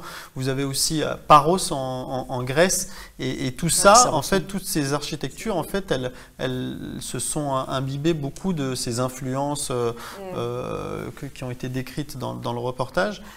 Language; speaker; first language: French; native; French